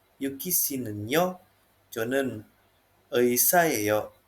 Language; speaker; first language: Korean; non-native, fluent; Indonesian